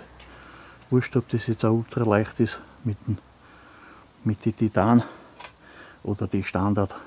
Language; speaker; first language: German; native; German